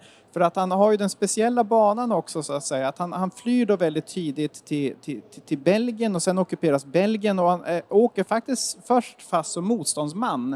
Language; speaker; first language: Swedish; native; Swedish